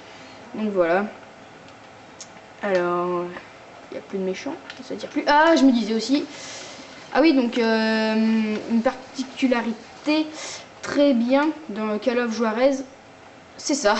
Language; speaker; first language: French; native; French